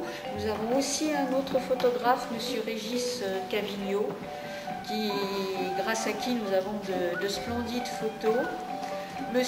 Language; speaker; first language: French; native; French